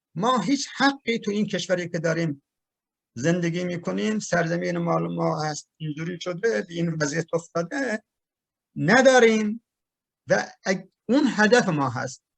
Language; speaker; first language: Persian; non-native, local second language; Turkmen